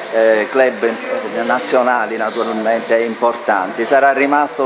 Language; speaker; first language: Italian; native; Italian